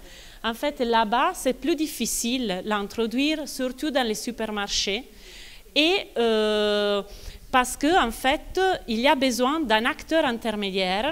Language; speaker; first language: French; non-native, fluent; Italian